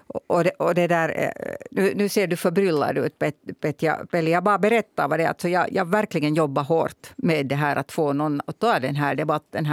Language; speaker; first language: Swedish; native; Swedish